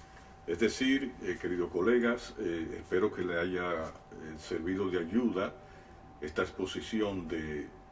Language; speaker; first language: Spanish; native; Spanish